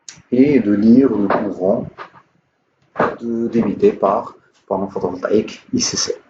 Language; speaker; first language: French; non-native, local second language; Arabic